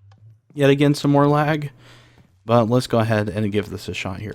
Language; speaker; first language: English; native; English